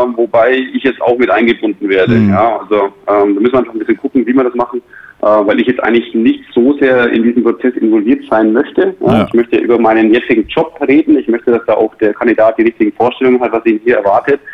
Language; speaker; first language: German; native; German